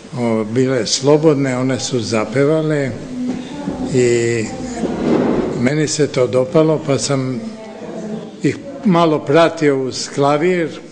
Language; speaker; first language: Serbian; native; Serbian